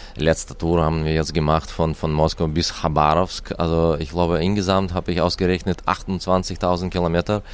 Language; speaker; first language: German; non-native, fluent; Russian